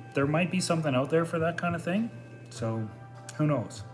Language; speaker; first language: English; native; English